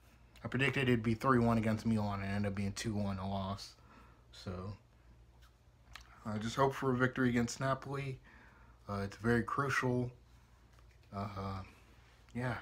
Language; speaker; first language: English; native; English